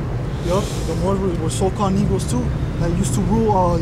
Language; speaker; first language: English; native; English